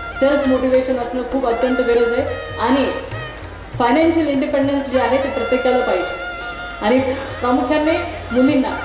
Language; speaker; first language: Marathi; non-native, fluent; Kannada